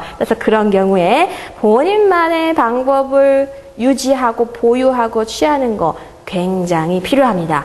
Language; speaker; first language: Korean; native; Korean